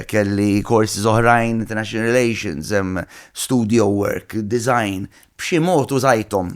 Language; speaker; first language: Maltese; native; Maltese